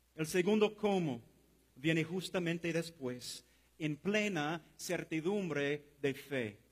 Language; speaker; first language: Spanish; non-native, fluent; English